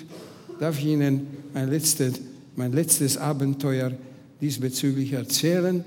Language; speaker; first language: German; non-native, fluent; Hungarian